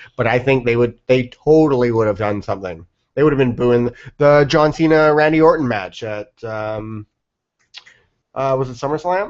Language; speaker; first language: English; native; English